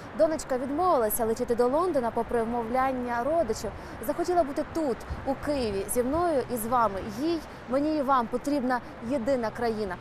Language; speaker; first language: Ukrainian; native; Ukrainian